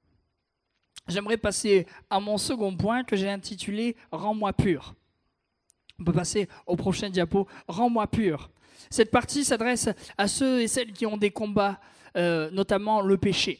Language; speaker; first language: French; native; French